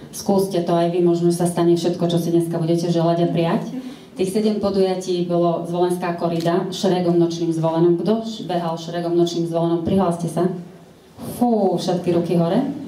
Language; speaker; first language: Slovak; native; Slovak